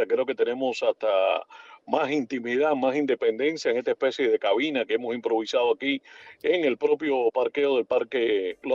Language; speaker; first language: Spanish; native; Spanish